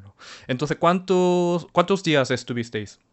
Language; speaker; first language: Spanish; non-native, fluent; Korean